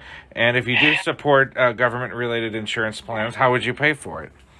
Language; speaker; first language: English; native; English